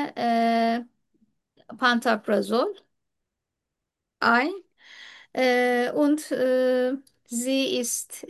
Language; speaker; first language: German; non-native, learner; Turkish